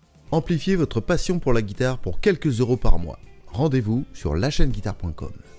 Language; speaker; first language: French; native; French